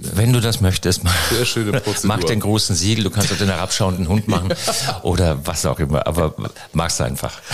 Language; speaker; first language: German; native; German